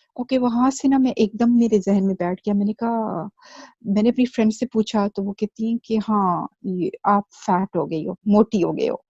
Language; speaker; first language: Urdu; early bilingual, heritage; Urdu